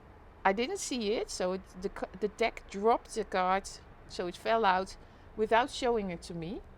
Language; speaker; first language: English; non-native, fluent; Dutch